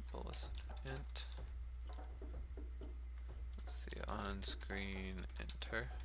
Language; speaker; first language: English; native; English